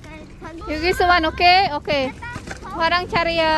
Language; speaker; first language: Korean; non-native, learner; Filipino